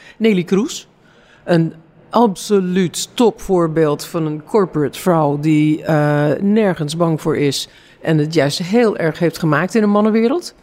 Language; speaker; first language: Dutch; non-native, fluent; English